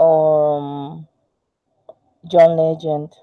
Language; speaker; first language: English; non-native, learner; Spanish